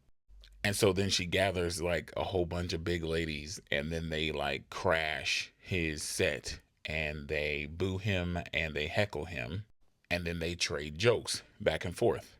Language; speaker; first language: English; native; English